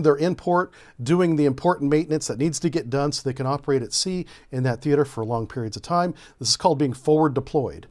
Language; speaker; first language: English; native; English